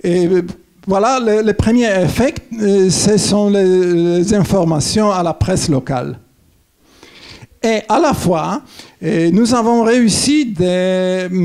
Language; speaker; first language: French; non-native, fluent; Polish